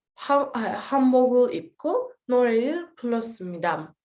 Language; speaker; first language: Korean; non-native, fluent; Turkish